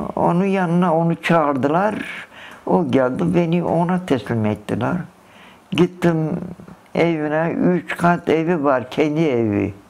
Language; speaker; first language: Turkish; early bilingual, other home language; Kurdish